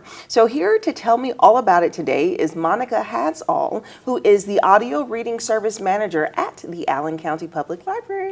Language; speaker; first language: English; native; English